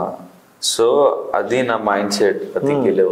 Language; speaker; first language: Telugu; non-native, learner; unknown